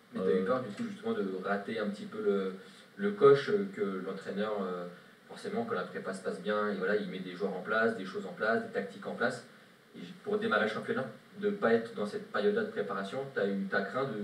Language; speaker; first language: French; native; French